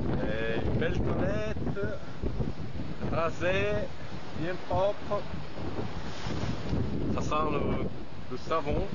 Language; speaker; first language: French; non-native, fluent; Italian